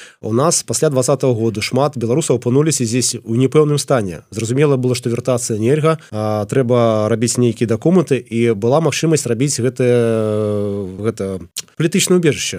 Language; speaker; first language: Belarusian; non-native, local second language; Russian